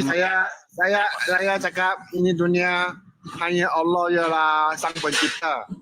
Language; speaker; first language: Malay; non-native, local second language; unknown